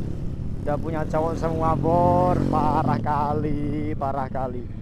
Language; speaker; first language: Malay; non-native, local second language; Javanese